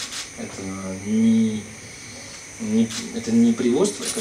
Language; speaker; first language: Russian; non-native, fluent; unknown